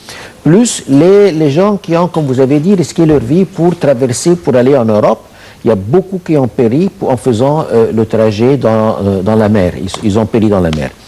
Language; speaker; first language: French; non-native, fluent; Arabic